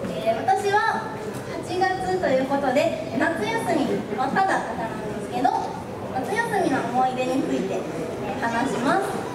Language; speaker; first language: Japanese; native; Japanese